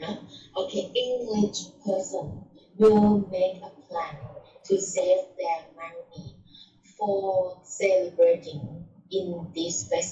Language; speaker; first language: English; non-native, learner; Thai